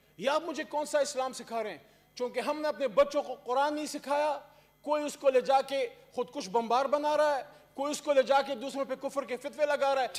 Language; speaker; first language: Urdu; non-native, local second language; Pashto